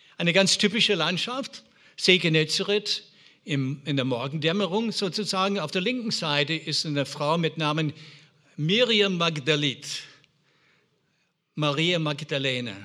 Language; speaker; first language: German; non-native, fluent; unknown